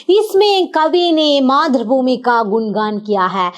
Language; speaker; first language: Hindi; non-native, local second language; Malayalam